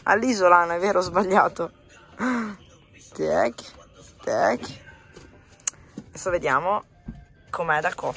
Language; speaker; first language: Italian; native; Italian